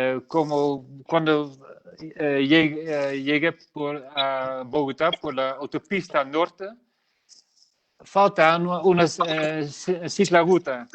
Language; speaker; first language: Spanish; non-native, learner; Dutch